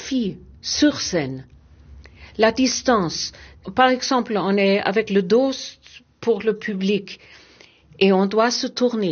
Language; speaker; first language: French; non-native, fluent; German